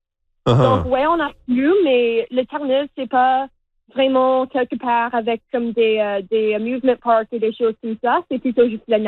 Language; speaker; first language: French; non-native, local second language; English